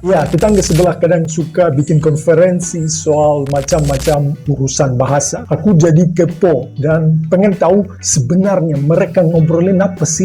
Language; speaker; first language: Indonesian; non-native, fluent; Russian